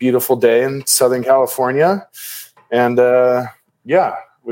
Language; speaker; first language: English; native; English